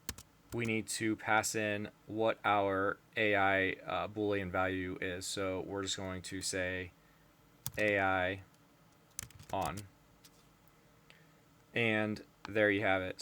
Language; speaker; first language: English; native; English